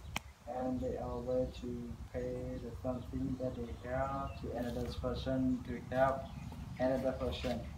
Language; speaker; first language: English; non-native, learner; Khmer